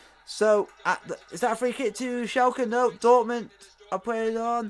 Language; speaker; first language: English; native; English